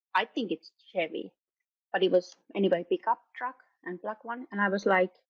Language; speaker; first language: English; non-native, fluent; Finnish